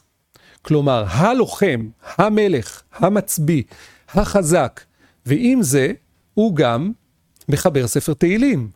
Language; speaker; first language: Hebrew; native; Hebrew